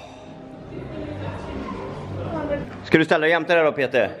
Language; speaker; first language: Swedish; native; Swedish